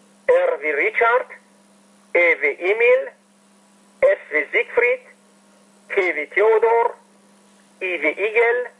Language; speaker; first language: German; non-native, fluent; Persian